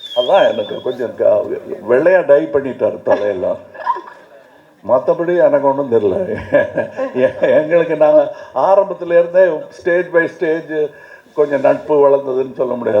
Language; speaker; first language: Tamil; native; Tamil